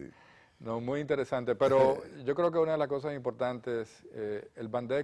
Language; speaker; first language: Spanish; native; Spanish